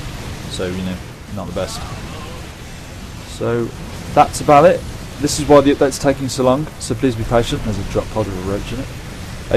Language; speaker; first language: English; native; English